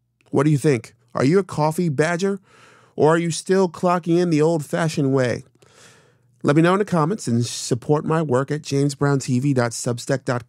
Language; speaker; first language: English; native; English